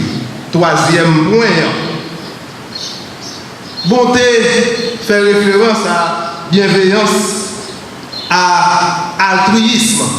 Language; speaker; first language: French; non-native, learner; Haitian Creole